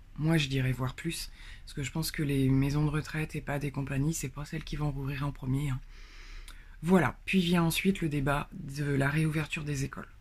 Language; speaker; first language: French; native; French